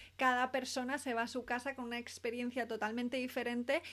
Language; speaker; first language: Spanish; native; Spanish